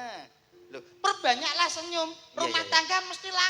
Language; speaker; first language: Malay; non-native, local second language; Javanese